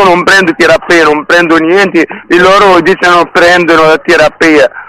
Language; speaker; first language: Italian; non-native, learner; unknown